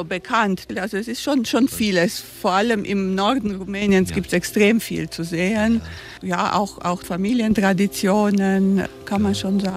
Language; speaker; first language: German; non-native, fluent; Romanian